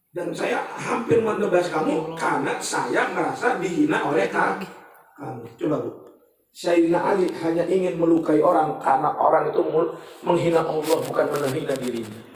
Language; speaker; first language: Indonesian; native; Indonesian